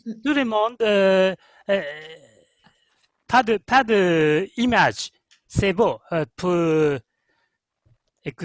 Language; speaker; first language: French; non-native, learner; Russian